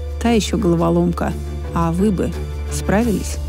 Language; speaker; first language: Russian; native; Russian